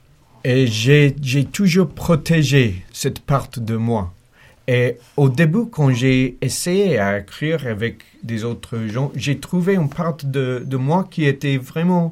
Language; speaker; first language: French; non-native, fluent; English